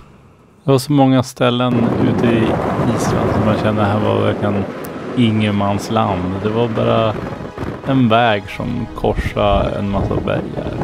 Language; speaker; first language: Swedish; native; Swedish